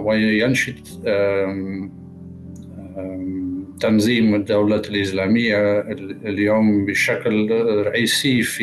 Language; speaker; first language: Arabic; non-native, learner; Dutch